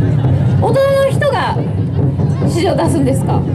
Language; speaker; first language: Japanese; native; Japanese